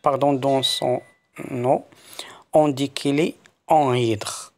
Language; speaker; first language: French; non-native, local second language; Arabic